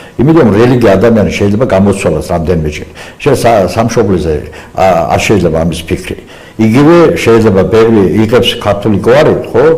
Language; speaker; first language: Georgian; non-native, local second language; Azerbaijani